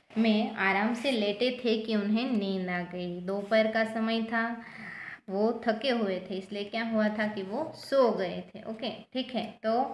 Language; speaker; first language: Hindi; non-native, local second language; Gujarati